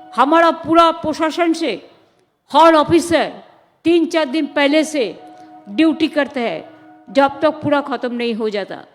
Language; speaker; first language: Hindi; non-native, local second language; Bangla